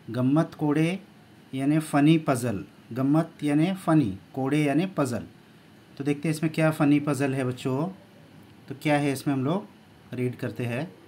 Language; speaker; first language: Hindi; native; Hindi